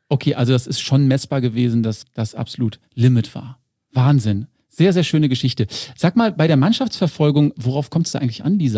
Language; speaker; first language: German; native; German